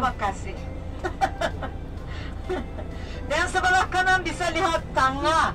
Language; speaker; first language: Indonesian; non-native, learner; Turkish